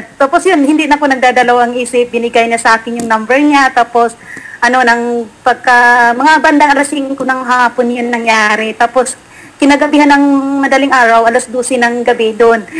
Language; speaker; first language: Filipino; non-native, local second language; Cebuano